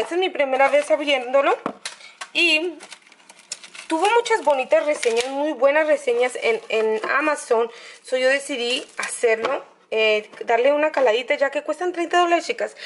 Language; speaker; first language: Spanish; native; Spanish